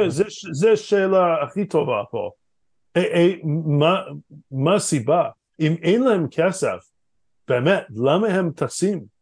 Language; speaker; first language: Hebrew; non-native, fluent; English